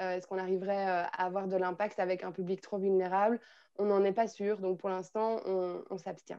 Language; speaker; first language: French; native; French